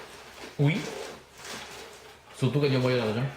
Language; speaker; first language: French; non-native, learner; Spanish